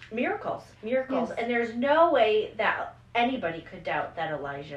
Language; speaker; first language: English; native; English